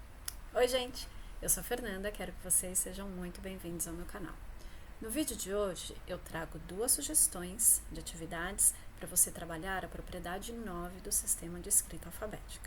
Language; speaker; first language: Portuguese; native; Portuguese